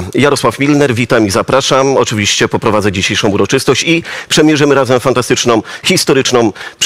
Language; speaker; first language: Polish; native; Polish